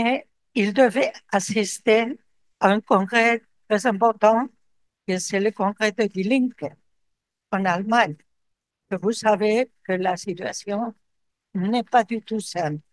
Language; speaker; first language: French; non-native, fluent; Spanish